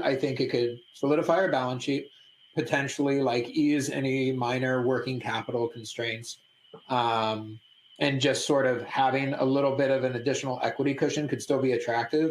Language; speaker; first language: English; native; English